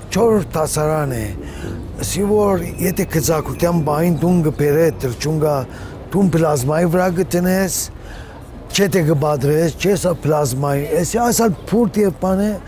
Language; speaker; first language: Armenian; early bilingual, heritage; Armenian